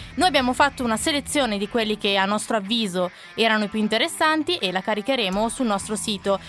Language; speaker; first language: Italian; native; Italian